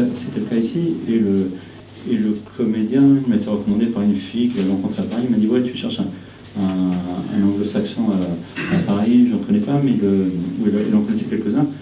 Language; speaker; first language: French; non-native, fluent; Spanish